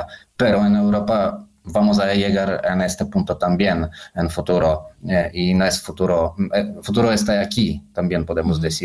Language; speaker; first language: Spanish; non-native, learner; Polish